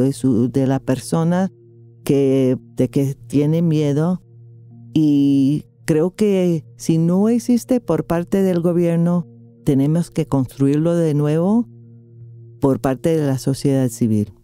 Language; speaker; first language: Spanish; non-native, fluent; English